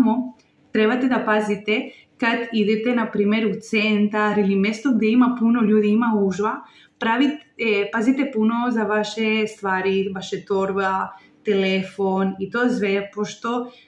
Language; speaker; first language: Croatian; non-native, learner; Spanish